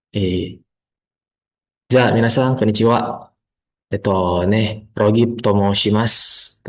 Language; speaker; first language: Japanese; non-native, learner; Indonesian